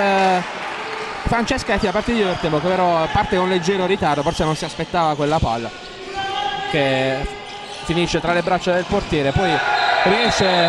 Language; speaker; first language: Italian; native; Italian